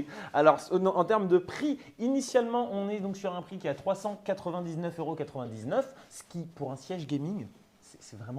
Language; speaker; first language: French; native; French